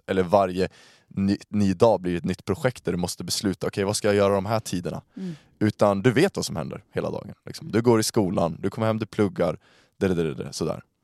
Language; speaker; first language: Swedish; native; Swedish